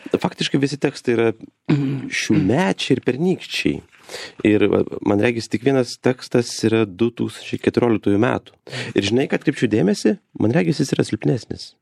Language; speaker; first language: Lithuanian; native; Lithuanian